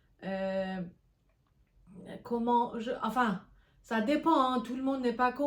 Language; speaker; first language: French; non-native, fluent; Persian